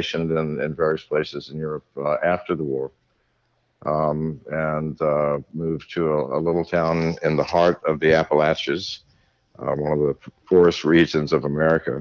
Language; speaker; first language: English; native; English